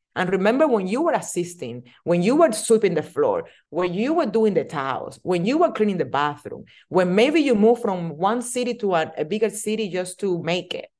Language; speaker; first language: English; non-native, fluent; Spanish